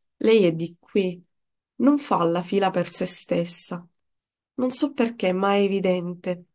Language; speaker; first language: Italian; non-native, fluent; Persian